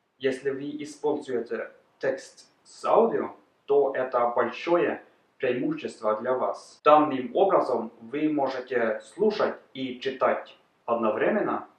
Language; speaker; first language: Russian; non-native, fluent; Norwegian